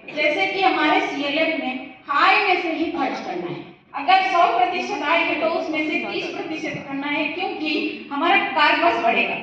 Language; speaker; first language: Hindi; non-native, local second language; Telugu